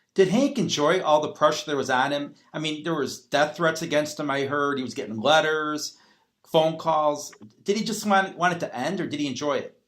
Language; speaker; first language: English; native; English